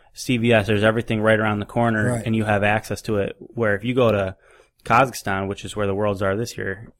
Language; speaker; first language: English; native; English